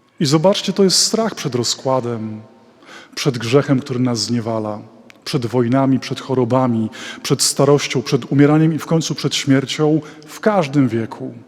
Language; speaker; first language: Polish; native; Polish